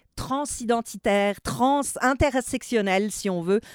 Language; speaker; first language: French; native; French